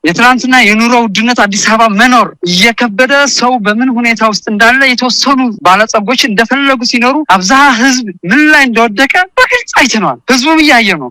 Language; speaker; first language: Amharic; non-native, local second language; Tigrinya